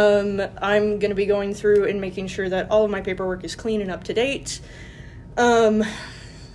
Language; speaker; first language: English; native; English